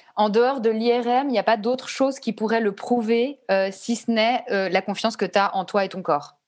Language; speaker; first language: French; native; French